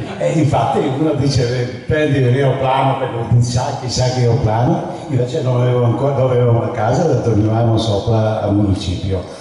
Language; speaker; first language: Italian; non-native, fluent; Hungarian